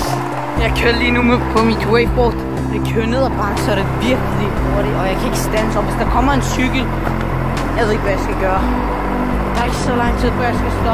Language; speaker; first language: Danish; non-native, local second language; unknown